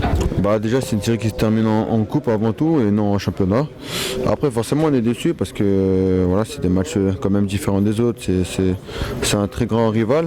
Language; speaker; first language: French; native; French